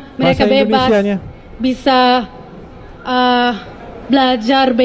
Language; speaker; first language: Indonesian; non-native, fluent; Arabic